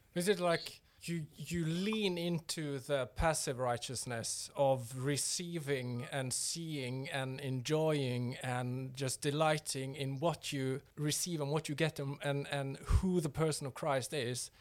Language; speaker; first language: English; non-native, fluent; Norwegian